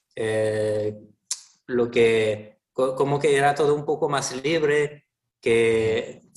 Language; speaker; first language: Spanish; non-native, fluent; French